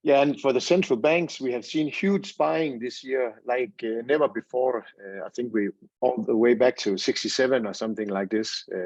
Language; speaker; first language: English; non-native, fluent; Danish